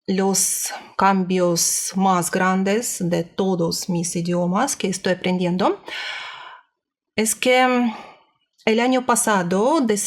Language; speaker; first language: Spanish; non-native, learner; Russian